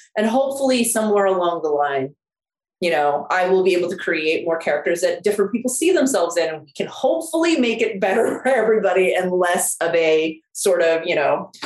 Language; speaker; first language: English; non-native, fluent; Korean